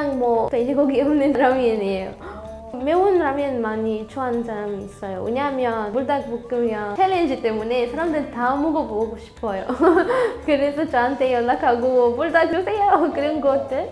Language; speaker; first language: Korean; non-native, fluent; Arabic